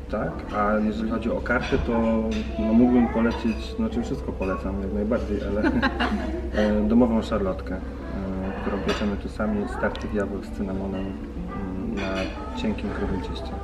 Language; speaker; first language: Polish; native; Polish